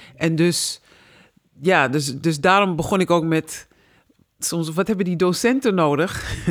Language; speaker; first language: Dutch; native; Dutch